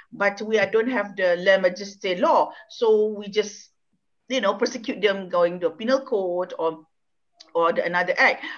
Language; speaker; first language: English; non-native, local second language; Malay